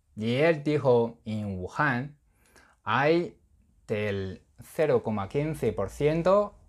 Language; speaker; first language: Spanish; non-native, fluent; Chinese